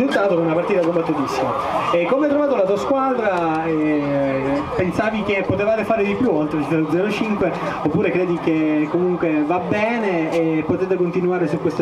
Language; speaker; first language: Italian; native; Italian